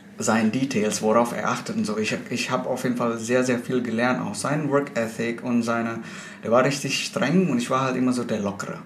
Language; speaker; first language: German; non-native, fluent; Indonesian